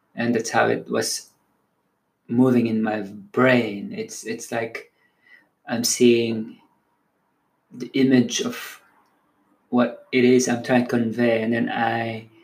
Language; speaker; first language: English; non-native, local second language; Filipino